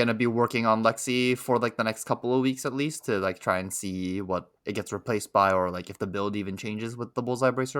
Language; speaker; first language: English; native; English